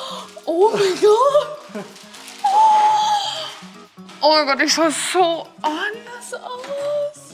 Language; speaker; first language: German; native; German